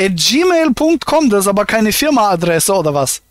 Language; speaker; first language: German; native; German